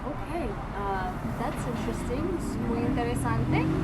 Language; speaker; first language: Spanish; non-native, learner; English